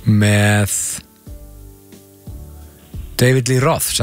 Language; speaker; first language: Icelandic; native; Icelandic